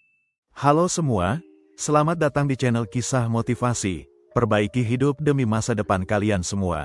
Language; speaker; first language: Indonesian; native; Indonesian